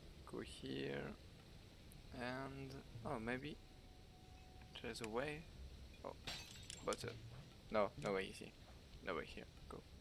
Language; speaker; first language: English; non-native, learner; French